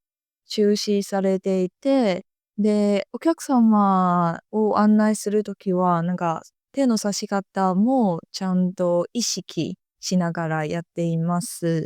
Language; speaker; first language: Japanese; non-native, fluent; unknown